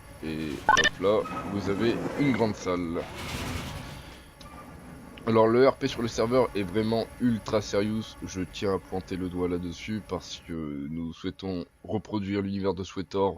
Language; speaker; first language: French; native; French